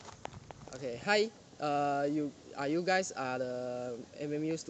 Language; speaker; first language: English; non-native, learner; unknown